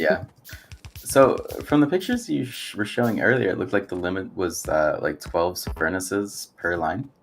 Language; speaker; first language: English; native; English